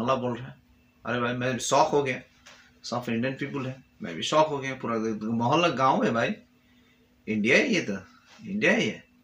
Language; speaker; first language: Hindi; non-native, fluent; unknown